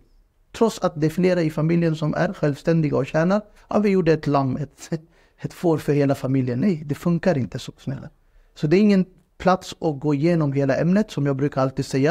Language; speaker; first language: Swedish; non-native, fluent; Urdu